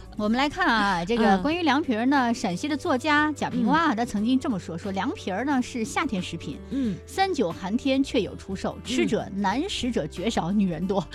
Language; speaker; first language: Chinese; native; Chinese